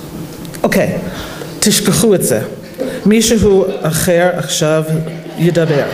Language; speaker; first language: Hebrew; non-native, fluent; English